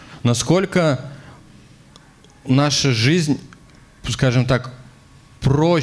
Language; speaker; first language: Russian; native; Russian